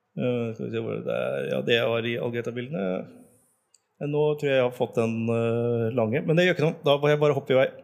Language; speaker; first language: Norwegian; native; Norwegian